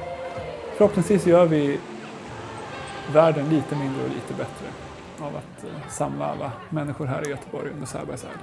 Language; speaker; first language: Swedish; native; Swedish